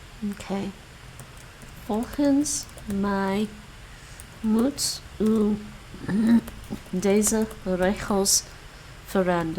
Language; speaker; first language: Dutch; non-native, learner; English